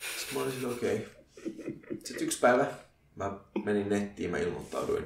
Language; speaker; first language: Finnish; early bilingual, other home language; Arabic